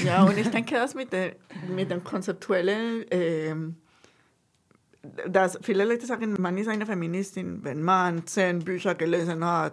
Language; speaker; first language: German; non-native, fluent; Spanish